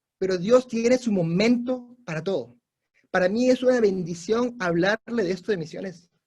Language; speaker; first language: Spanish; non-native, local second language; English